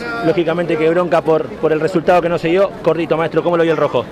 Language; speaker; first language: Spanish; native; Spanish